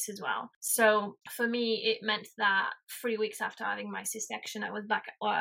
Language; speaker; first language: English; non-native, fluent; French